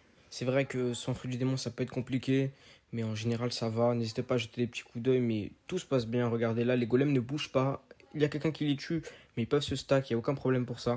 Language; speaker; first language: French; native; French